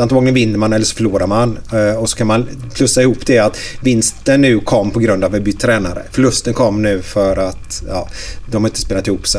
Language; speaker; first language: Swedish; native; Swedish